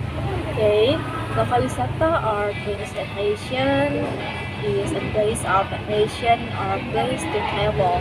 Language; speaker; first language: English; non-native, learner; Indonesian